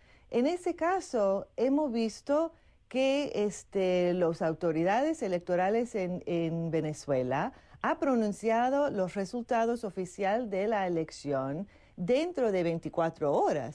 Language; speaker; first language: Spanish; non-native, fluent; English